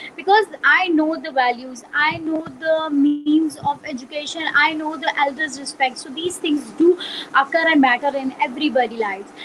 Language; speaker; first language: English; non-native, local second language; Punjabi